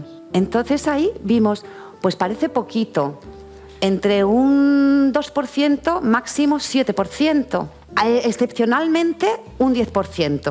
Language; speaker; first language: Spanish; native; Spanish